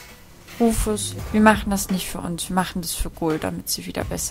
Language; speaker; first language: German; native; German